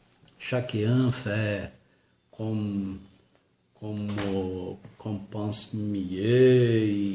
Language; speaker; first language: French; non-native, learner; Portuguese